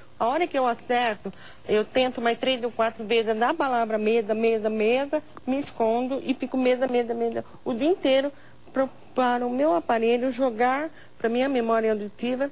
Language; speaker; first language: Portuguese; non-native, local second language; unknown